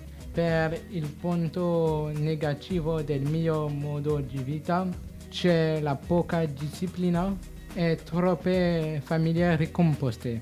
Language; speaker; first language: Italian; non-native, learner; French